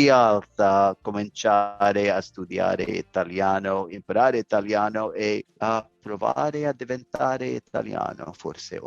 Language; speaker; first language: Italian; non-native, learner; English